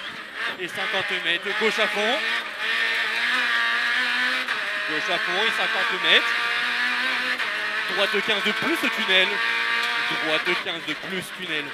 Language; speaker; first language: French; native; French